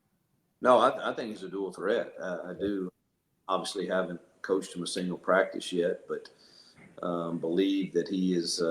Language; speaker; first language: English; native; English